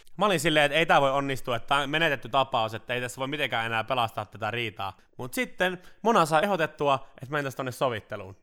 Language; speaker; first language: Finnish; native; Finnish